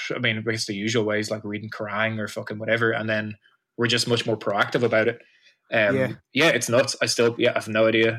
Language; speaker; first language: English; native; English